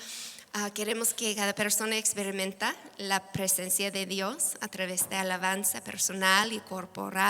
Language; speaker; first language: Spanish; non-native, fluent; English